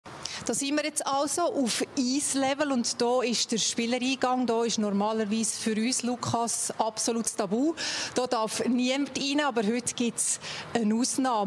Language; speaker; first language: German; native; German